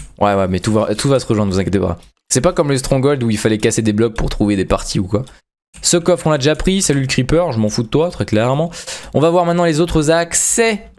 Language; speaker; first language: French; native; French